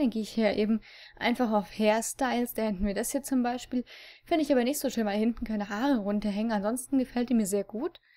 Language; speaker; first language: German; native; German